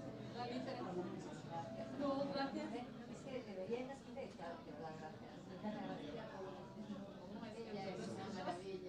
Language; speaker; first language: Spanish; non-native, fluent; Macedonian